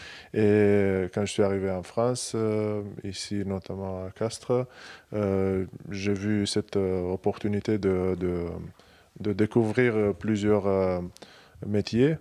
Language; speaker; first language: French; non-native, fluent; Romanian